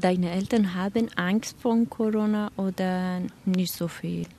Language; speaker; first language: German; non-native, learner; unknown